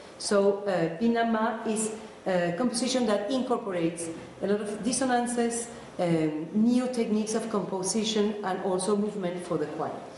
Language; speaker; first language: English; non-native, fluent; Spanish